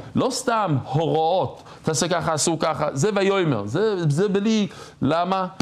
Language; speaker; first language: Hebrew; non-native, fluent; English